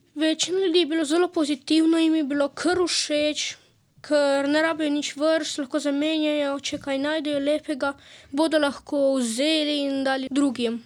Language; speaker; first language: Slovenian; early bilingual, other home language; Ukrainian